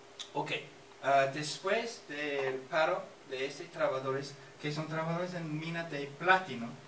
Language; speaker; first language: Spanish; non-native, fluent; English